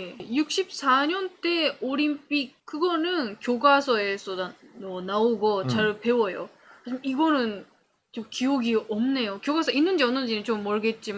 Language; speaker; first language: Korean; non-native, fluent; Japanese